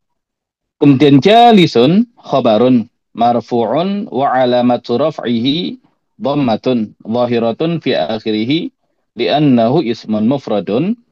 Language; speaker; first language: Arabic; non-native, fluent; Indonesian